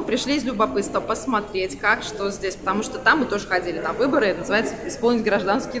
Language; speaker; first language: Russian; native; Russian